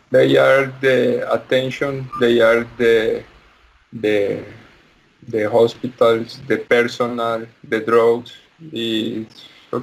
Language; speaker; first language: English; non-native, learner; Spanish